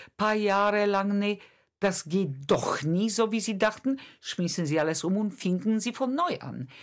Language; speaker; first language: German; non-native, fluent; Polish